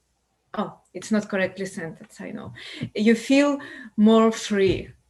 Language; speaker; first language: English; non-native, learner; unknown